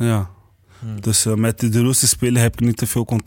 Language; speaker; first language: Dutch; non-native, learner; Portuguese